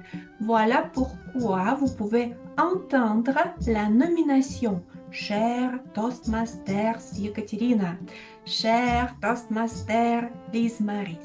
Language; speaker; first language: French; non-native, fluent; Russian